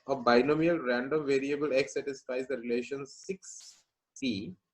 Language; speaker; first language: English; non-native, local second language; Nepali